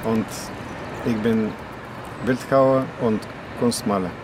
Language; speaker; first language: German; non-native, fluent; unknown